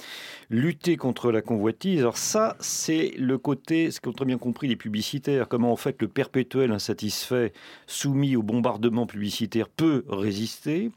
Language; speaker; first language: French; native; French